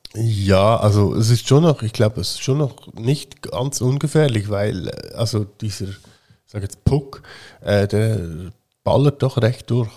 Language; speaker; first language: German; native; German